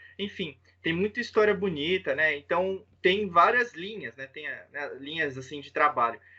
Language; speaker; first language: Portuguese; native; Portuguese